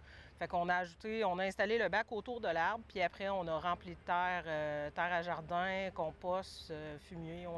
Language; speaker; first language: French; native; French